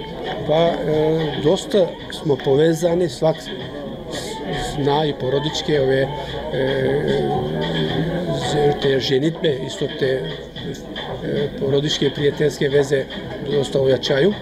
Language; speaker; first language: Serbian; early bilingual, heritage; Croatian